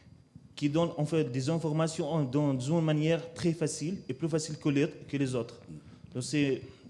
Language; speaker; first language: French; non-native, learner; Arabic